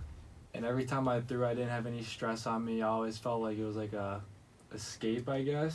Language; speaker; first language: English; native; English